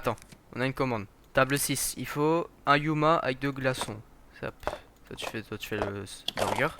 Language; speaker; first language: French; native; French